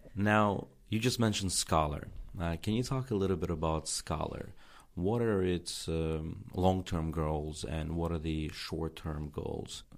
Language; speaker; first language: English; non-native, fluent; Tajik